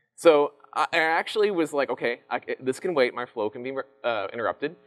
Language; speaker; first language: English; native; English